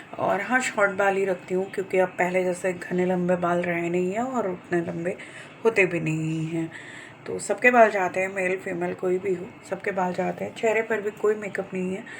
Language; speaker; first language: Hindi; non-native, local second language; Bangla